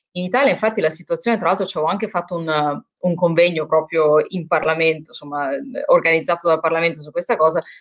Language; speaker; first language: Italian; native; Italian